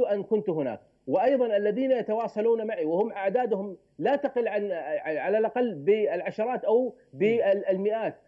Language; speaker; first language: Arabic; native; Arabic